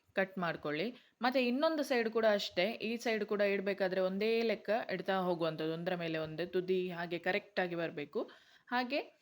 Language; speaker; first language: Kannada; non-native, local second language; Konkani